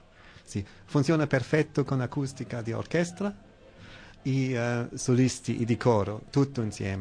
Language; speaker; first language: Italian; non-native, learner; German